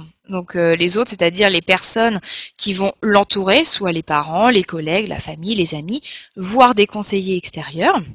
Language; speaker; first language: French; native; French